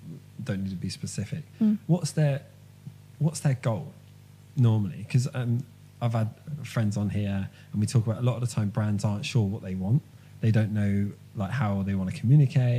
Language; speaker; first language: English; native; English